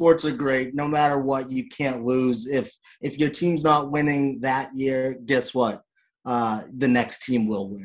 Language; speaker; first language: English; native; English